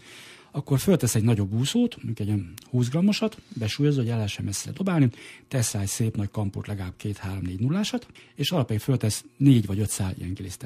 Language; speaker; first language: Hungarian; native; Hungarian